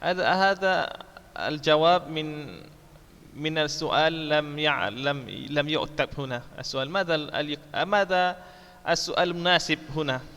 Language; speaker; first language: Arabic; non-native, fluent; Indonesian